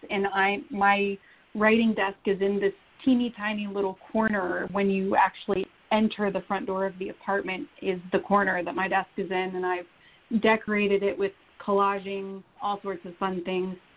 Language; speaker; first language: English; native; English